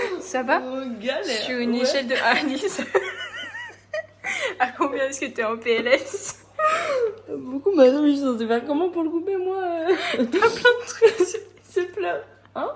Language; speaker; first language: French; native; French